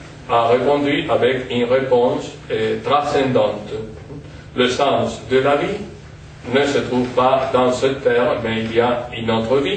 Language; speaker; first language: French; non-native, fluent; Spanish